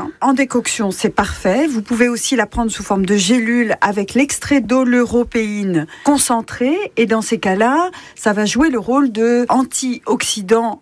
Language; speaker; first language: French; native; French